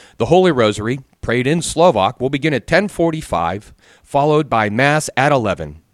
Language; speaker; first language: English; native; English